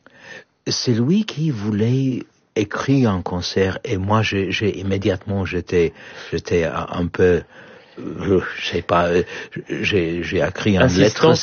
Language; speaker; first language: French; non-native, fluent; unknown